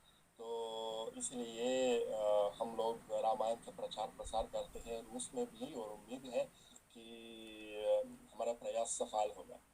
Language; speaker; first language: Hindi; non-native, fluent; Russian